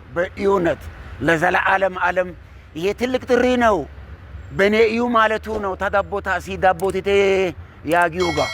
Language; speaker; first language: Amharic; non-native, local second language; Wolaytta